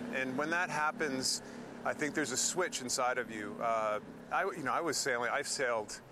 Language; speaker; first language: English; native; English